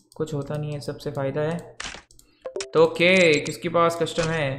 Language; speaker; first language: Hindi; non-native, local second language; Bangla